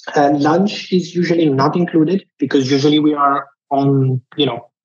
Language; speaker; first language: English; non-native, fluent; Italian